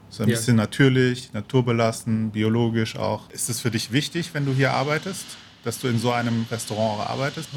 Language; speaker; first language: German; native; German